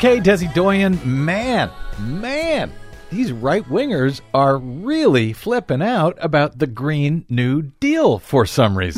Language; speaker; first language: English; native; English